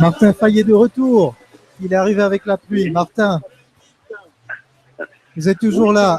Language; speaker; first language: French; native; French